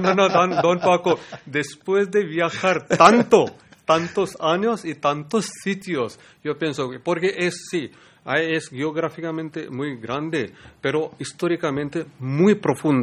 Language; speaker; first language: Spanish; non-native, learner; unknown